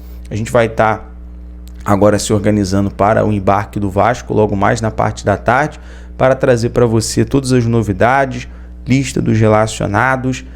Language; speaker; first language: Portuguese; native; Portuguese